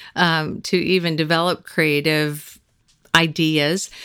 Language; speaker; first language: English; native; English